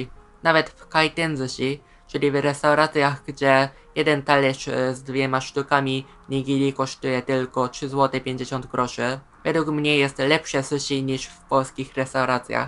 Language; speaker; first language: Polish; non-native, fluent; Japanese